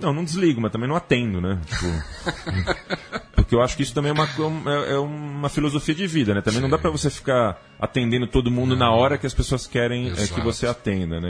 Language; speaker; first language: Portuguese; native; Portuguese